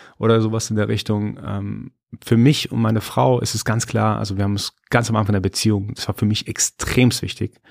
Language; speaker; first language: German; early bilingual, other home language; Persian